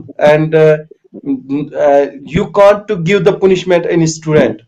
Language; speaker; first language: English; non-native, local second language; Kashmiri